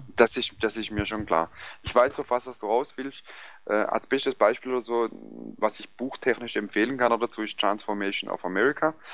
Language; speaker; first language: German; early bilingual, other home language; Greek